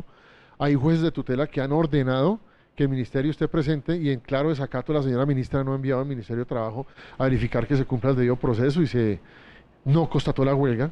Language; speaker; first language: Spanish; native; Spanish